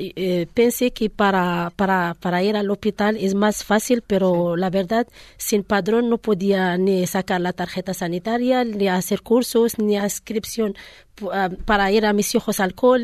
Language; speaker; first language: Spanish; non-native, learner; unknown